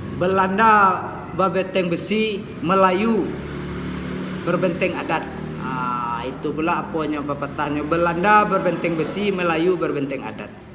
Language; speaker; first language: Malay; non-native, local second language; Minangkabau